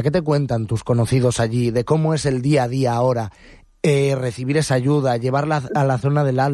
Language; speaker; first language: Spanish; native; Spanish